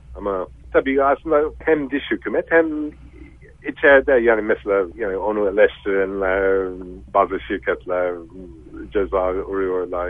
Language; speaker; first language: Turkish; non-native, fluent; English